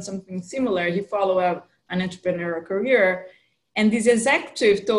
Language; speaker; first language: English; non-native, fluent; Portuguese